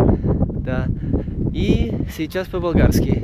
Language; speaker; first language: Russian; non-native, learner; Turkish